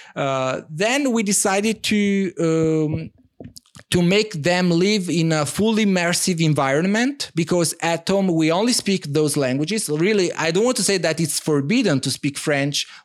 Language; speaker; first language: English; non-native, fluent; Italian